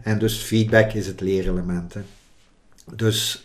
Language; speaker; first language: Dutch; native; Dutch